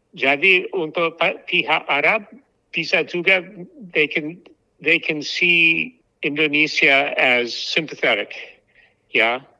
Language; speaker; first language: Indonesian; non-native, fluent; English